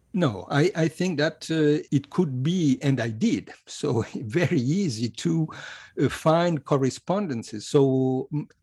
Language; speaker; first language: English; non-native, fluent; Italian